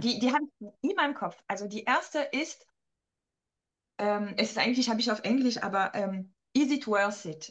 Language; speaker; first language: German; non-native, fluent; French